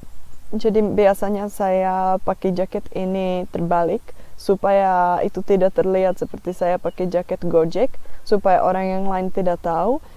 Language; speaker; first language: Indonesian; non-native, fluent; Czech